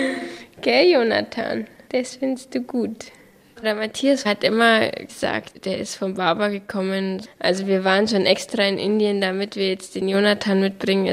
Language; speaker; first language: German; native; German